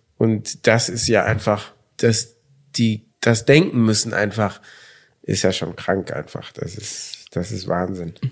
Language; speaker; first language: German; early bilingual, other home language; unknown